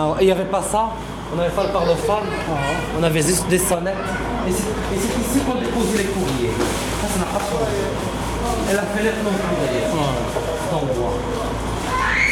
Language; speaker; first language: French; native; French